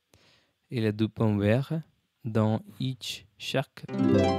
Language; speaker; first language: French; non-native, learner; English